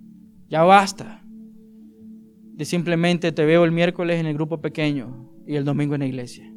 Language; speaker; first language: Spanish; native; Spanish